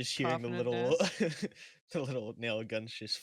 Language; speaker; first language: English; native; English